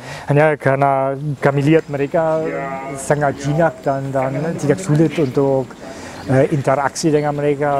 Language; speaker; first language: Indonesian; non-native, fluent; German